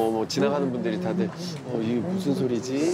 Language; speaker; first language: Korean; native; Korean